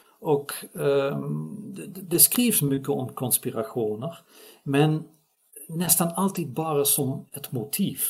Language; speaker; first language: Swedish; non-native, fluent; Dutch